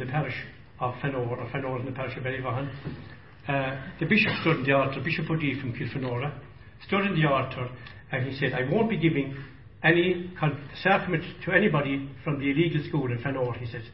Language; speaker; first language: English; native; English